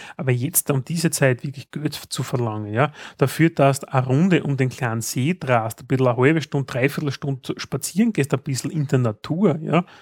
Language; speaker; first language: German; native; German